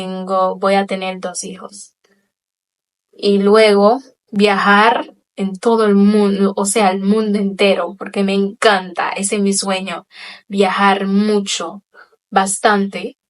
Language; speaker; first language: Spanish; non-native, local second language; Haitian Creole